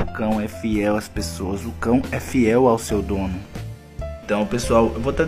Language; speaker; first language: Portuguese; native; Portuguese